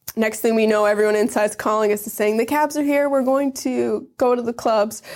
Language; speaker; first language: English; native; English